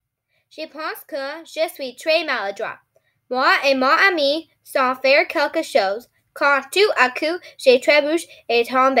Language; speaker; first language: French; non-native, learner; English